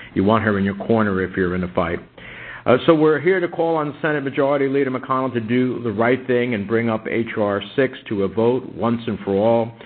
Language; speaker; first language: English; early bilingual, other home language; Spanish